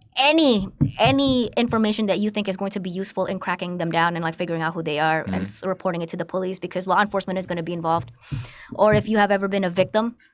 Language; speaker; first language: English; early bilingual, other home language; Indonesian